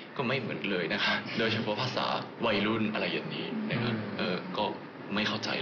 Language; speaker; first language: Thai; non-native, fluent; Japanese